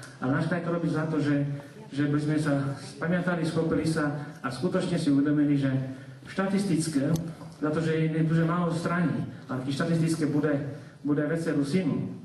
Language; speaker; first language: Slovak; non-native, local second language; Rusyn